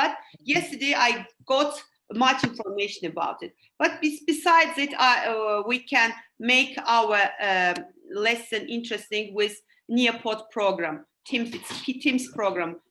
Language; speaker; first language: English; non-native, fluent; Azerbaijani